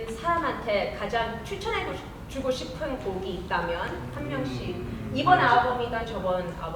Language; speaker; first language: Korean; early bilingual, heritage; English